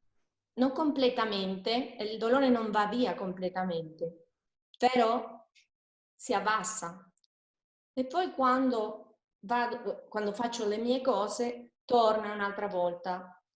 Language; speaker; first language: Italian; non-native, fluent; Spanish